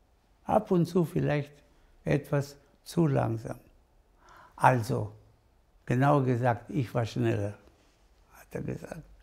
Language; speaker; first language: German; non-native, fluent; Spanish